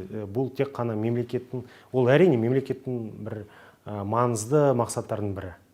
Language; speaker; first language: Kazakh; non-native, local second language; Russian